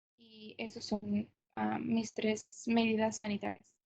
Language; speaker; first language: Spanish; non-native, fluent; English